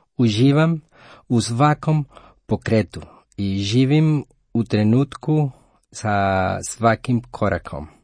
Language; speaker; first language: Croatian; non-native, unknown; Spanish